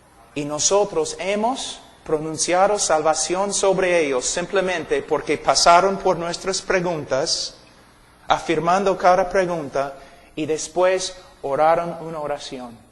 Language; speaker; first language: Spanish; non-native, fluent; English